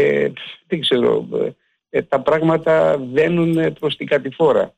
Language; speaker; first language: Greek; native; Greek